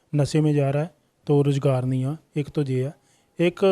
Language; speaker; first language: Hindi; non-native, local second language; Punjabi